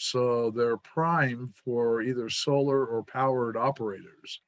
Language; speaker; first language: English; native; English